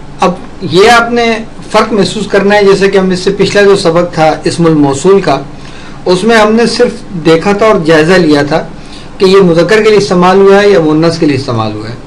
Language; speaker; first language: Urdu; native; Urdu